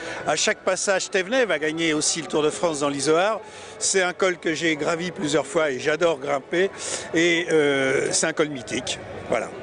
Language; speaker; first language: French; native; French